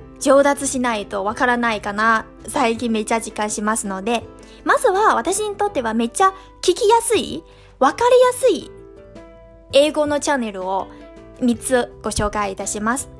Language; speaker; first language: Japanese; non-native, fluent; Chinese